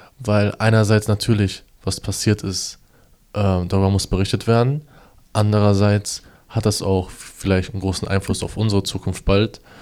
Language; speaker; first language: German; native; German